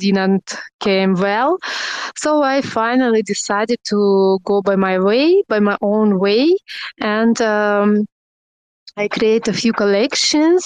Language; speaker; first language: English; non-native, learner; Russian